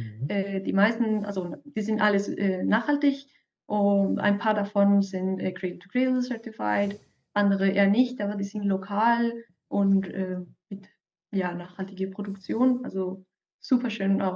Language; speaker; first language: German; non-native, fluent; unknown